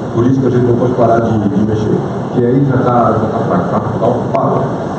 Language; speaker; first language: Portuguese; non-native, fluent; French